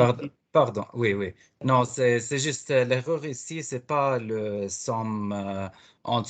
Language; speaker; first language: French; non-native, fluent; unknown